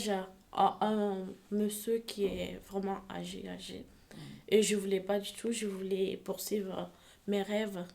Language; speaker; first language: French; non-native, fluent; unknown